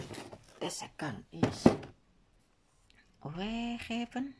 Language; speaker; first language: Dutch; non-native, learner; Indonesian